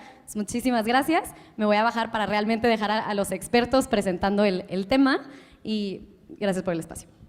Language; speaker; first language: Spanish; native; Spanish